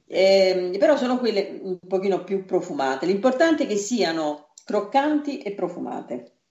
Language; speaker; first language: Italian; native; Italian